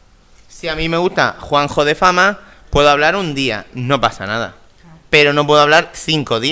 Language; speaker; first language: Spanish; native; Spanish